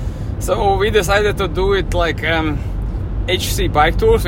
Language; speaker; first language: English; non-native, fluent; Latvian